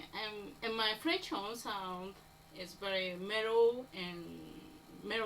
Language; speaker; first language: English; non-native, learner; Japanese